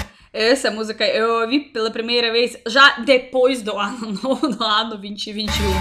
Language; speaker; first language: Portuguese; non-native, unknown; Russian